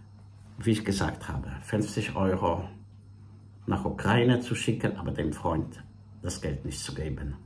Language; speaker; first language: German; non-native, fluent; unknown